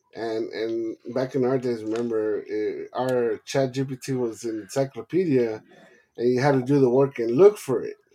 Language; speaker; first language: English; early bilingual, other home language; Spanish